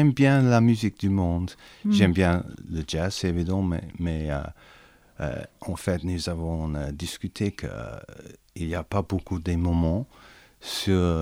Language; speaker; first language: French; non-native, learner; English